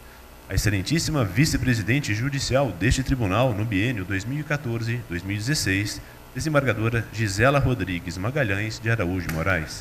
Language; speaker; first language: Portuguese; native; Portuguese